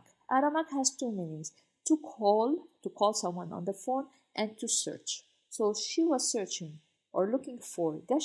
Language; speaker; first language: English; non-native, fluent; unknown